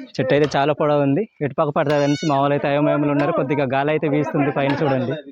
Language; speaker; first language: Telugu; non-native, local second language; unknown